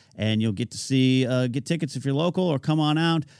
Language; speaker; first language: English; native; English